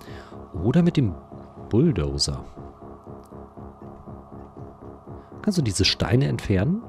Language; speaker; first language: German; native; German